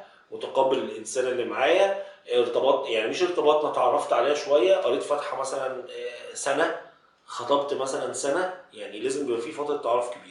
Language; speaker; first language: Arabic; native; Arabic